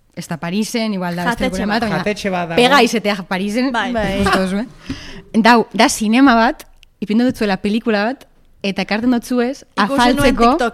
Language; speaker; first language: Basque; native; Basque